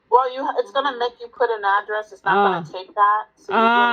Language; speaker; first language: English; native; English